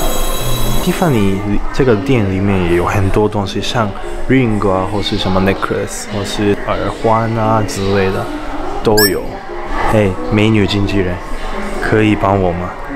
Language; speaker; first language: Chinese; non-native, learner; Japanese